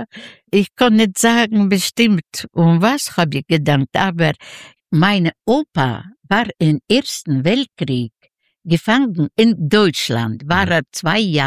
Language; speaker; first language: German; non-native, fluent; Yiddish